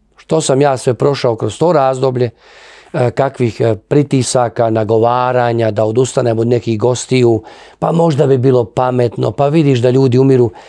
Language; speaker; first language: Croatian; native; Croatian